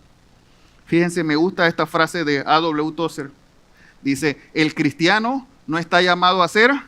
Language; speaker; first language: Spanish; native; Spanish